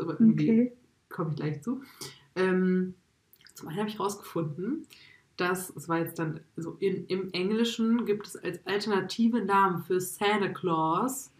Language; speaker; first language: German; native; German